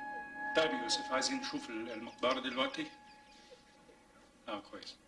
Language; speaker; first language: Arabic; non-native, learner; English